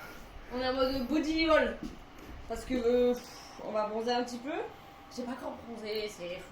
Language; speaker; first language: French; native; French